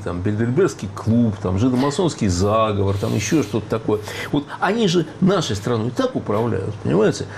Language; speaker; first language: Russian; native; Russian